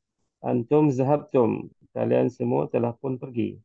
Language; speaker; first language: Indonesian; non-native, learner; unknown